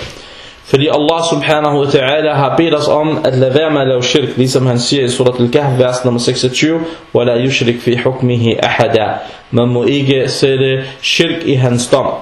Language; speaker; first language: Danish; early bilingual, other home language; Arabic